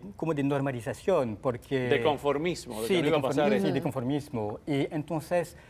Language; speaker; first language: Spanish; non-native, fluent; French